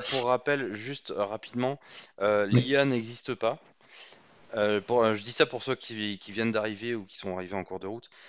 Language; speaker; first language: French; native; French